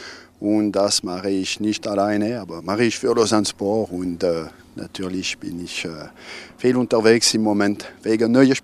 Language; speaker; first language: German; non-native, local second language; French